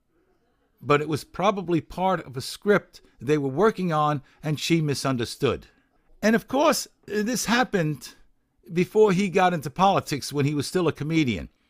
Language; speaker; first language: English; native; English